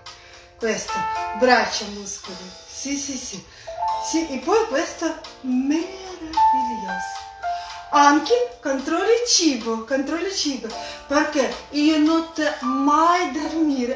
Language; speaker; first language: Italian; non-native, learner; Russian